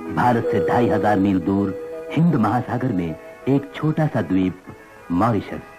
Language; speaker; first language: Hindi; native; Hindi